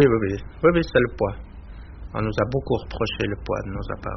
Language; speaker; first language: French; native; French